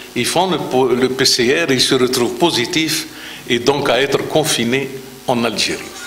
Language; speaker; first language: French; non-native, local second language; Arabic